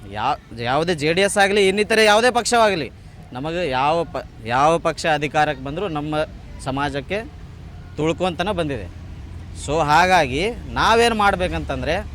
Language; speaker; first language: Kannada; non-native, local second language; Lambadi